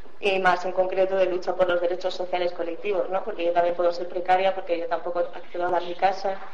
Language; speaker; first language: Spanish; native; Spanish